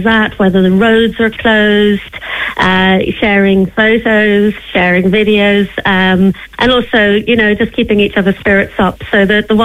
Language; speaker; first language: English; native; English